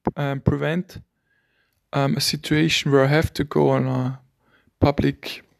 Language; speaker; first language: English; non-native, fluent; German